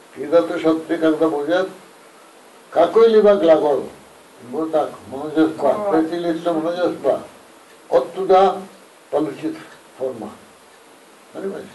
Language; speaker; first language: Russian; non-native, learner; Bangla